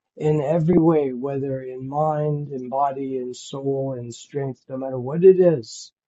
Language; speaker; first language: English; native; English